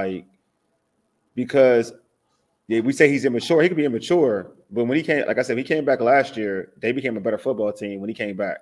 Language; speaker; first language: English; native; English